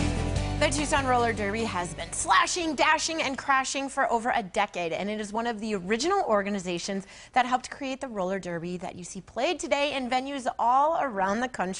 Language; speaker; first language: English; native; English